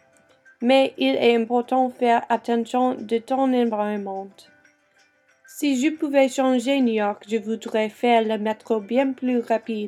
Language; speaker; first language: French; non-native, learner; English